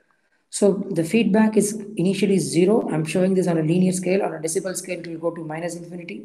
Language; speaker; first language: English; non-native, local second language; Tamil